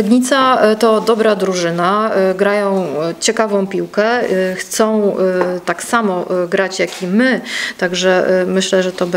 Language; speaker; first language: Polish; native; Polish